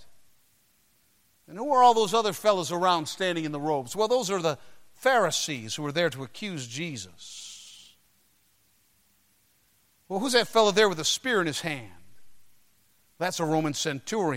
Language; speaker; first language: English; native; English